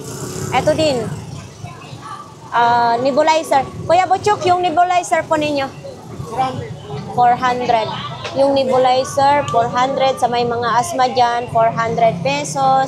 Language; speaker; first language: Filipino; native; Filipino